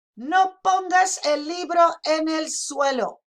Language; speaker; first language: Spanish; non-native, fluent; English